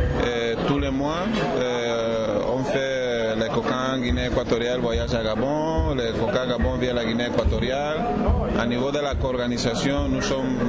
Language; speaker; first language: French; non-native, learner; Spanish